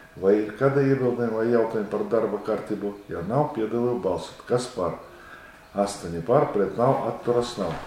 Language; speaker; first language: Latvian; non-native, local second language; Russian